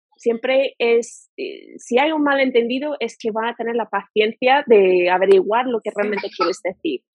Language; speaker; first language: Spanish; non-native, fluent; English